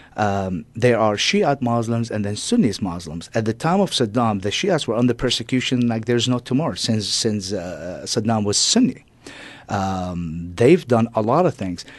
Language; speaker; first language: English; non-native, fluent; Arabic